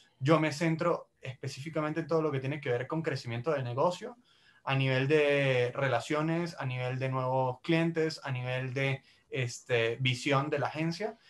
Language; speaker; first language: Spanish; native; Spanish